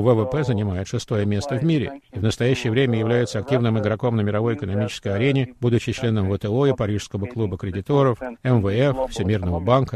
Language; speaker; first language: Russian; native; Russian